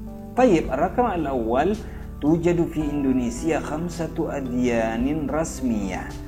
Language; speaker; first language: Arabic; non-native, fluent; Indonesian